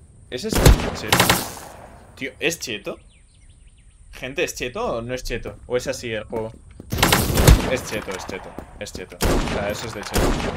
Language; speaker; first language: Spanish; native; Spanish